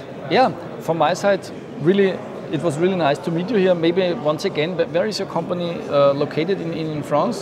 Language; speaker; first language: English; non-native, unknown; German